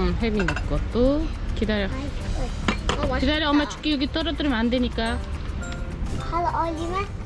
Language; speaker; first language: Korean; non-native, learner; Uzbek